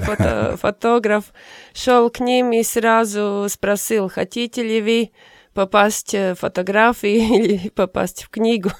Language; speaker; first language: Russian; non-native, fluent; Latvian